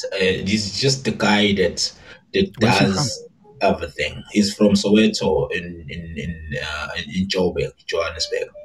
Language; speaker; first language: English; non-native, local second language; Zulu